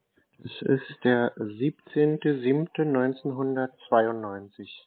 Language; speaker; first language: German; native; German